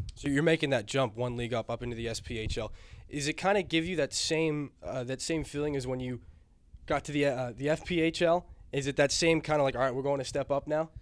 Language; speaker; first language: English; native; English